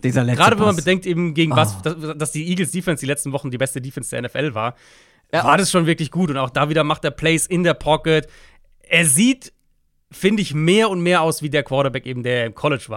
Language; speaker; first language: German; native; German